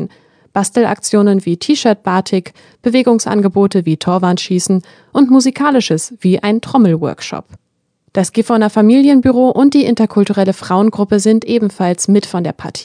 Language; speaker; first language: German; native; German